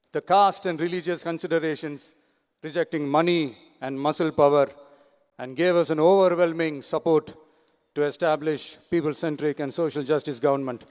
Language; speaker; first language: English; non-native, local second language; Tamil